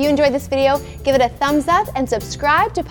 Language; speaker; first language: English; native; English